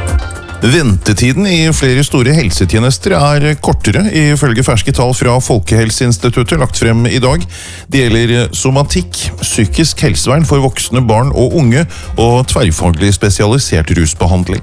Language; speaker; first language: Norwegian; native; Norwegian